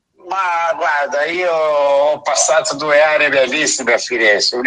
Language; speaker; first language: Italian; non-native, fluent; Portuguese